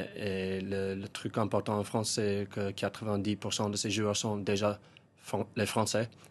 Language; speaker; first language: French; non-native, fluent; English